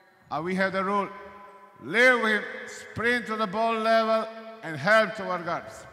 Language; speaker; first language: English; non-native, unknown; Slovenian